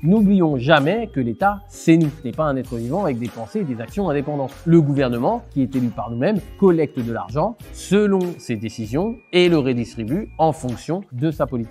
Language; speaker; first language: French; native; French